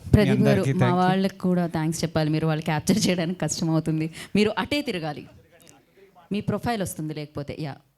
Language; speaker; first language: Telugu; native; Telugu